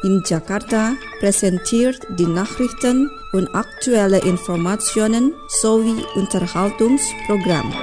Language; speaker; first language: German; non-native, fluent; Indonesian